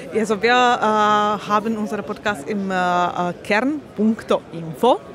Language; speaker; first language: German; non-native, learner; Slovak